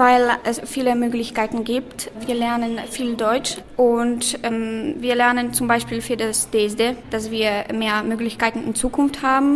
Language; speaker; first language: German; non-native, learner; Polish